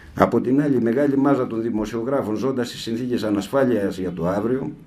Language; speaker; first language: Greek; native; Greek